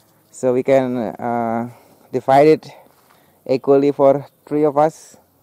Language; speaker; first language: English; non-native, learner; Indonesian